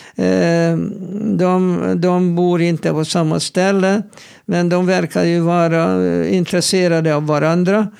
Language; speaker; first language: Swedish; non-native, fluent; Hebrew